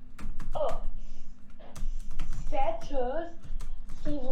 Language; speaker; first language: French; non-native, learner; English